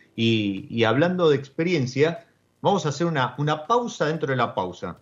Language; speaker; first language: Spanish; native; Spanish